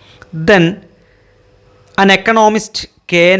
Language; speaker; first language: English; non-native, local second language; Malayalam